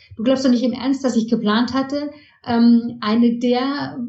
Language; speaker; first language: German; early bilingual, heritage; German